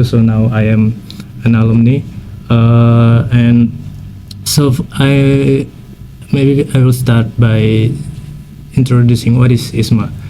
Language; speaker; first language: English; non-native, fluent; Indonesian